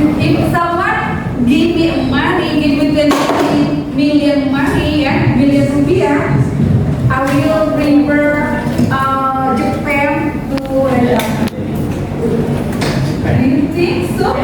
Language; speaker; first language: English; non-native, learner; Indonesian